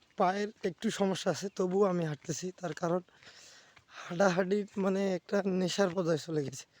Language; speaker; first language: Bangla; native; Bangla